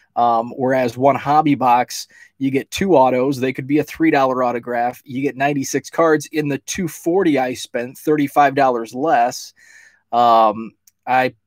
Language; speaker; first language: English; native; English